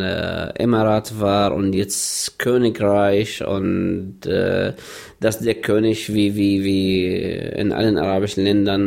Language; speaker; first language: German; non-native, fluent; Arabic